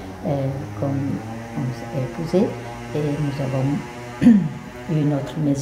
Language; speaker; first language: French; non-native, fluent; Italian